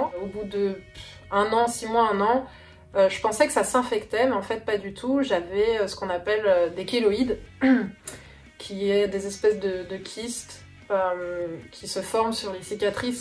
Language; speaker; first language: French; native; French